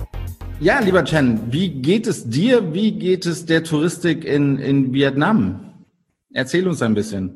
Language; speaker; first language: German; native; German